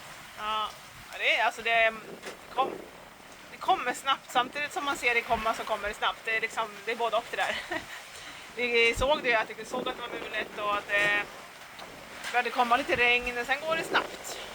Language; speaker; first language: Swedish; native; Swedish